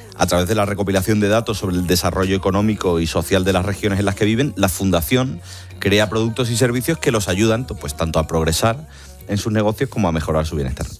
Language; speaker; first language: Spanish; native; Spanish